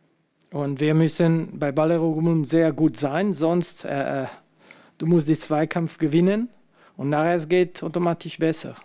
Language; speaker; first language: German; non-native, fluent; French